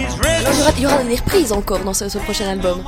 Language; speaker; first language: French; native; French